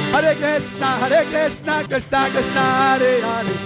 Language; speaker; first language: English; non-native, fluent; Czech